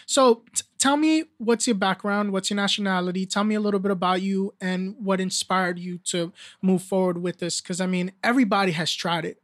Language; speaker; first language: English; early bilingual, other home language; Spanish